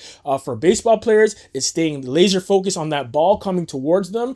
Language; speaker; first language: English; native; English